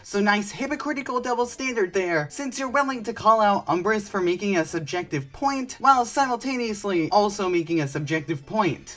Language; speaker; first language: English; native; English